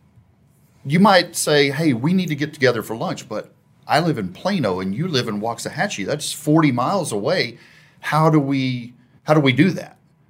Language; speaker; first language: English; native; English